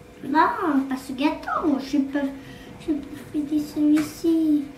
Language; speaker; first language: French; non-native, learner; Vietnamese